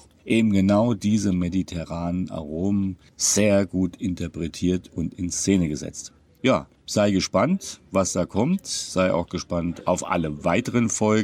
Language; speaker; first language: German; native; German